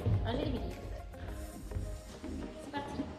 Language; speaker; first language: French; native; French